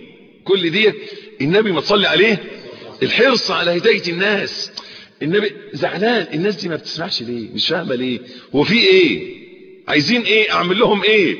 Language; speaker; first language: Arabic; native; Arabic